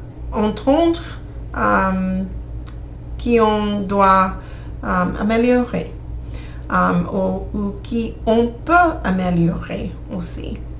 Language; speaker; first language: French; non-native, learner; English